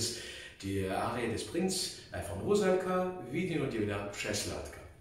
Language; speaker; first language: German; non-native, learner; English